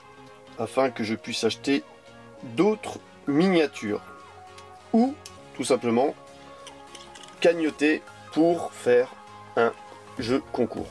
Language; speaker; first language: French; native; French